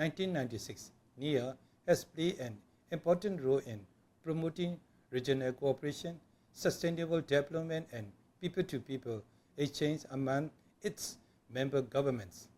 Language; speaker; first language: English; non-native, local second language; Burmese